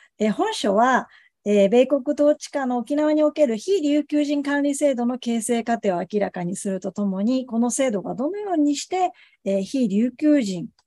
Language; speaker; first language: Japanese; native; Japanese